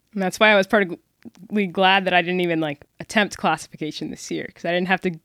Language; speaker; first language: English; native; English